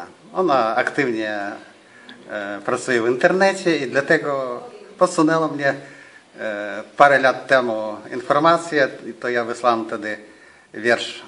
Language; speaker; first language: Polish; non-native, fluent; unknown